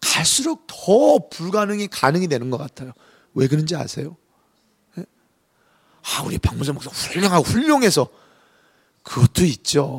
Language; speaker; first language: Korean; native; Korean